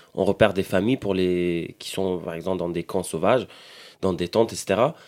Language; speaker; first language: French; non-native, fluent; Arabic